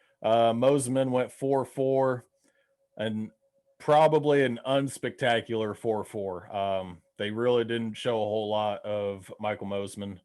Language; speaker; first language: English; native; English